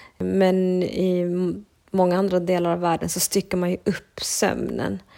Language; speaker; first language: Swedish; early bilingual, other home language; Spanish